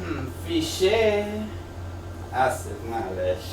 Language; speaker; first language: Arabic; non-native, learner; English